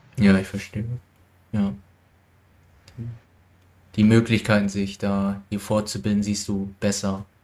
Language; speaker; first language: German; non-native, learner; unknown